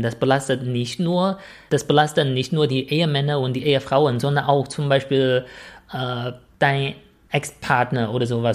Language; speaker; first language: German; non-native, fluent; Chinese